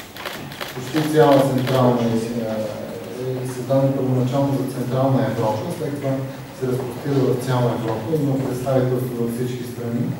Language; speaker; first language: Bulgarian; native; Bulgarian